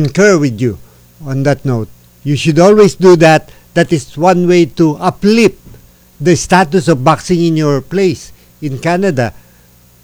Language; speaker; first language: English; non-native, local second language; Filipino